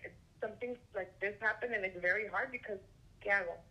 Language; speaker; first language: English; early bilingual, other home language; Spanish